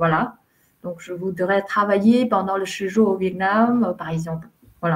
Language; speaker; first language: French; non-native, fluent; Vietnamese